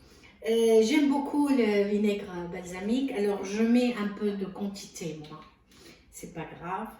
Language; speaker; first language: French; non-native, fluent; Arabic